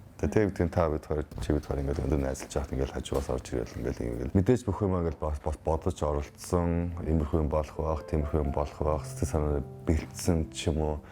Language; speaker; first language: Mongolian; early bilingual, heritage; Mongolian